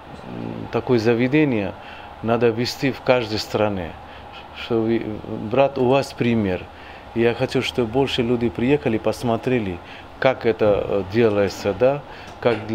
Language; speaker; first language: Russian; non-native, fluent; Bangla